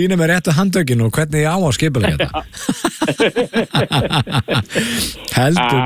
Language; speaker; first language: Icelandic; native; Icelandic